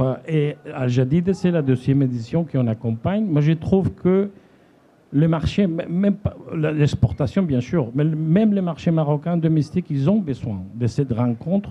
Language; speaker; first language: French; non-native, fluent; Spanish